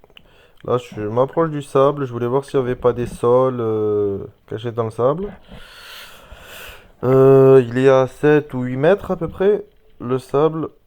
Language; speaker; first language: French; native; French